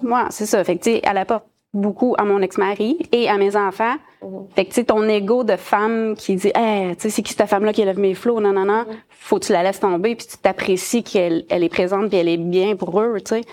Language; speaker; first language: French; native; French